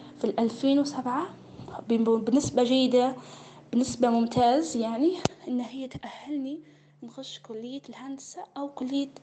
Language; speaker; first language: Arabic; native; Arabic